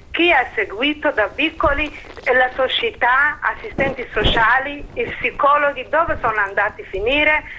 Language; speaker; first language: Italian; non-native, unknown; Somali